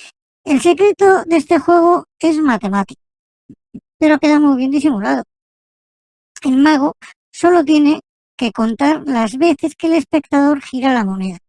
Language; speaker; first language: Spanish; native; Spanish